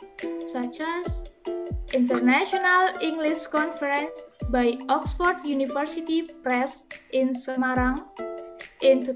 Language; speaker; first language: English; non-native, learner; Indonesian